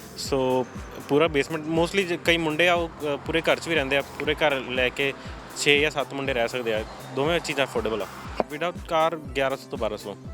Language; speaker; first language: Punjabi; native; Punjabi